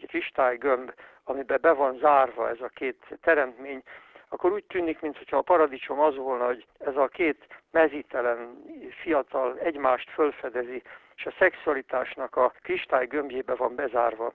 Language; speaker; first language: Hungarian; native; Hungarian